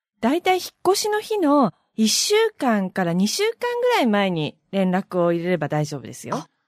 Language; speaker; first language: Japanese; native; Japanese